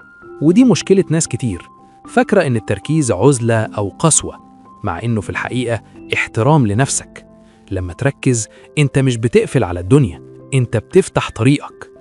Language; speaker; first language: Arabic; native; Arabic